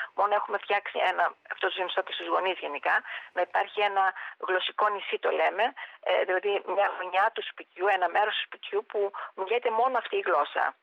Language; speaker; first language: Greek; native; Greek